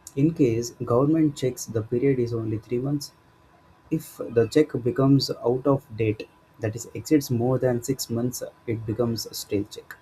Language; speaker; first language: English; non-native, local second language; Kannada